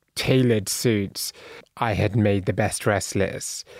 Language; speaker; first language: English; native; English